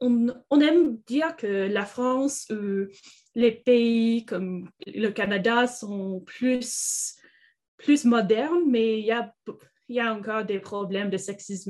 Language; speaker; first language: French; non-native, learner; English